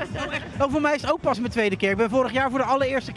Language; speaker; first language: Dutch; native; Dutch